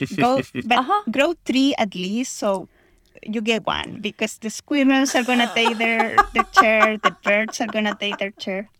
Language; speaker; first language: English; non-native, fluent; Spanish